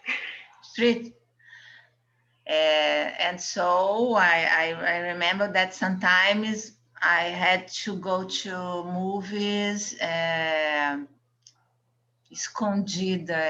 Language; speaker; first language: English; non-native, learner; Portuguese